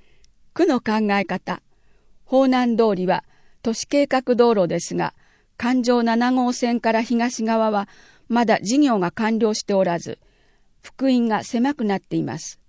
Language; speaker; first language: Japanese; native; Japanese